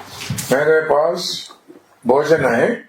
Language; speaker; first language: Hindi; non-native, learner; Nepali